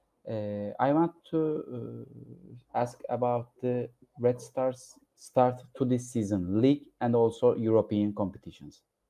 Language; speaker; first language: English; non-native, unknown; Turkish